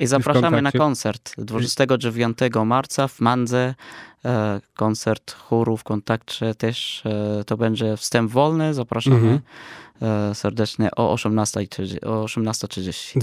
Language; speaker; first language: Polish; non-native, fluent; Arabic